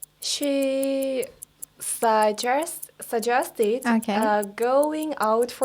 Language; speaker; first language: English; non-native, fluent; Vietnamese